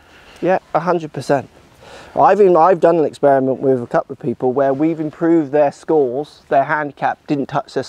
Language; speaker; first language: English; native; English